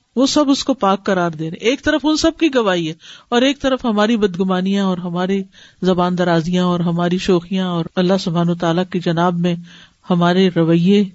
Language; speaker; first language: Urdu; native; Urdu